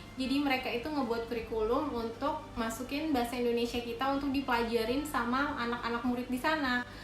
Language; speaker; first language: Indonesian; native; Indonesian